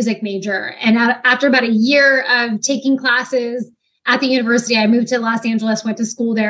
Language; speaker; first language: English; native; English